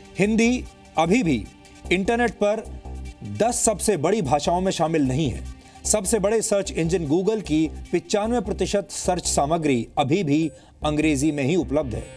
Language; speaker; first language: Hindi; native; Hindi